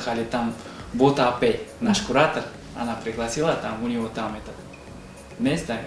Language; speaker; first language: Russian; non-native, learner; Uzbek